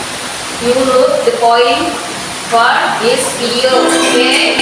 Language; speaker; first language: English; non-native, learner; Indonesian